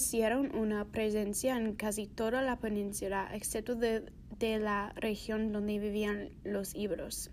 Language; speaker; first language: Spanish; non-native, fluent; English